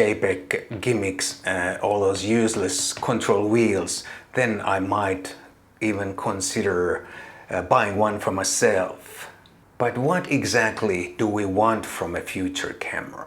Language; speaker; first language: English; non-native, fluent; Finnish